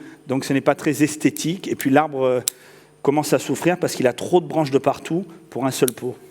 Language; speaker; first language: French; native; French